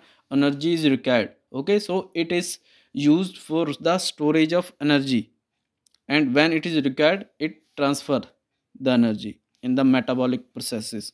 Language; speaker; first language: English; non-native, local second language; Punjabi